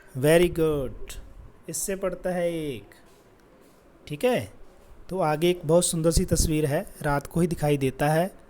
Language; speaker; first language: Hindi; non-native, local second language; Punjabi